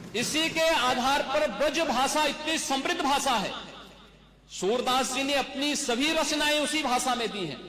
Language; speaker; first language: Hindi; native; Hindi